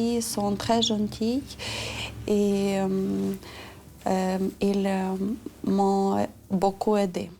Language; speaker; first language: French; non-native, learner; Ukrainian